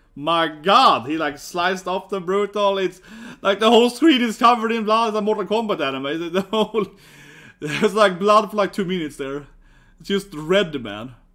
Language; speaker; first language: English; non-native, fluent; Swedish